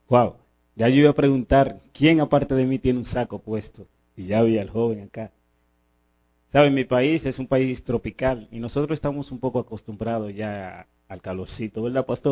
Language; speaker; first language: Spanish; native; Spanish